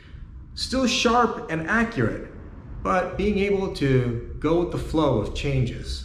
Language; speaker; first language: English; native; English